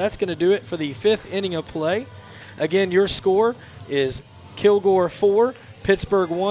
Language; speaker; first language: English; native; English